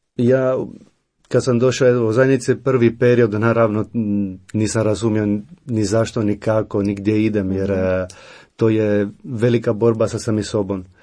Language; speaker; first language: Croatian; non-native, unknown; Italian